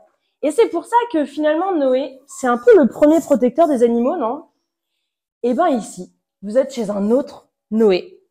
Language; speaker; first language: French; native; French